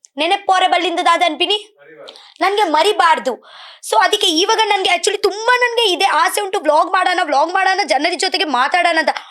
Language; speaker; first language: Kannada; non-native, local second language; Tulu